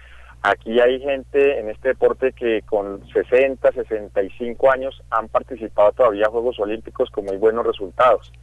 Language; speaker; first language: Spanish; native; Spanish